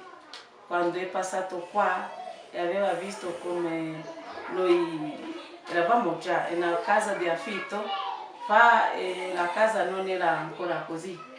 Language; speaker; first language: Italian; non-native, learner; French